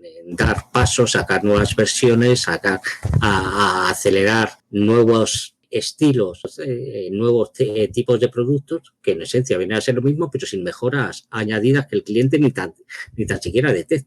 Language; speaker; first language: Spanish; native; Spanish